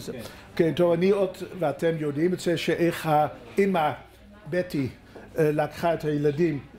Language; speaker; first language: Hebrew; non-native, fluent; Dutch